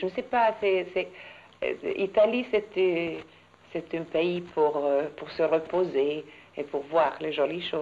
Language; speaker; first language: French; non-native, learner; Swedish